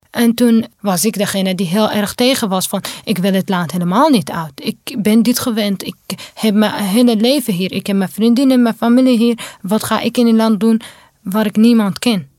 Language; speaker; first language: Dutch; non-native, fluent; Kurdish